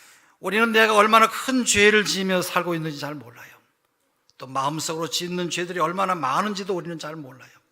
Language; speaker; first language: Korean; native; Korean